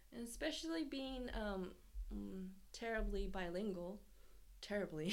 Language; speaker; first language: English; non-native, fluent; Japanese